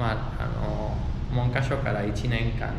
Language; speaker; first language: Japanese; non-native, fluent; Spanish